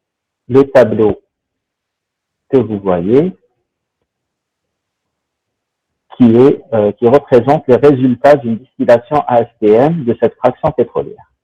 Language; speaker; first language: French; non-native, local second language; Arabic